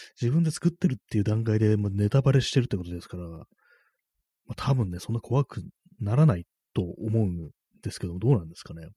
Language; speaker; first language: Japanese; native; Japanese